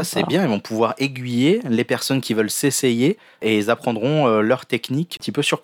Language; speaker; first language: French; native; French